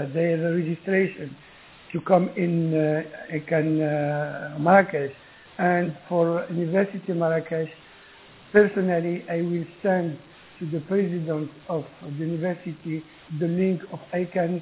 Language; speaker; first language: English; non-native, learner; Arabic